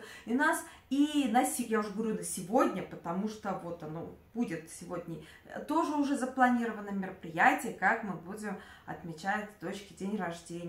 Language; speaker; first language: Russian; native; Russian